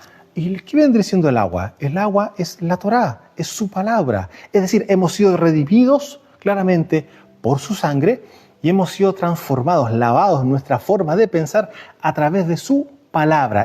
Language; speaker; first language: Spanish; native; Spanish